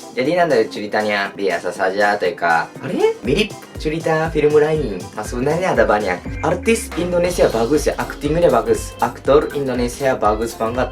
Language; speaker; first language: Indonesian; non-native, learner; Japanese